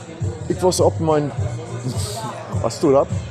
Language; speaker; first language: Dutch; non-native, learner; English